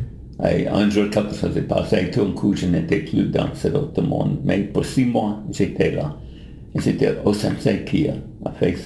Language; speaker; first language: French; non-native, fluent; English